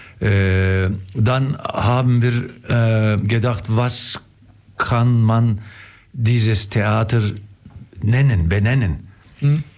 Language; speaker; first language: German; non-native, fluent; Turkish